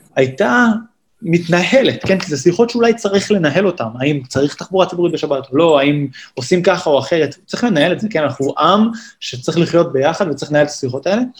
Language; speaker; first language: Hebrew; native; Hebrew